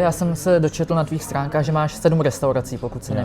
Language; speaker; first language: Czech; native; Czech